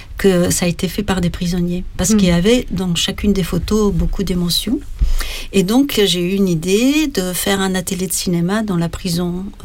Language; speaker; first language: French; non-native, fluent; Slovenian